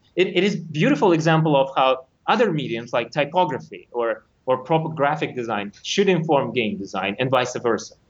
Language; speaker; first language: English; non-native, fluent; Russian